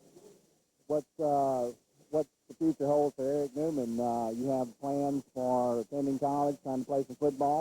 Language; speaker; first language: English; native; English